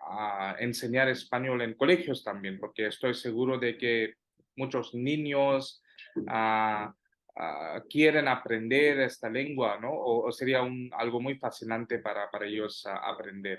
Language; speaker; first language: Spanish; non-native, fluent; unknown